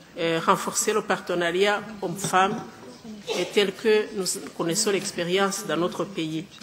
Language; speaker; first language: French; non-native, local second language; Kinyarwanda